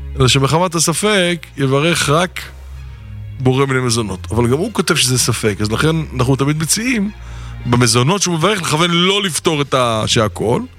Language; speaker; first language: Hebrew; native; Hebrew